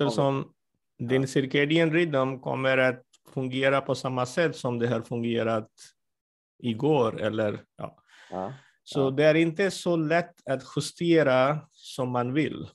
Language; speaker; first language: Swedish; non-native, fluent; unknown